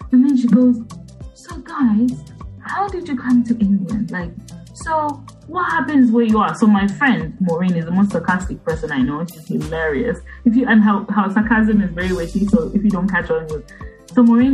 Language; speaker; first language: English; non-native, local second language; Bemba